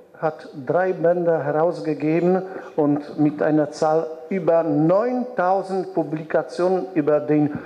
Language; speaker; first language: German; non-native, fluent; Polish